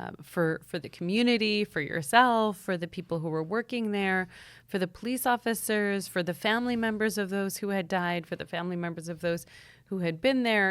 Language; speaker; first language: English; native; English